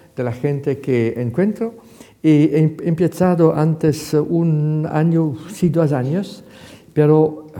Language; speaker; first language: Spanish; non-native, fluent; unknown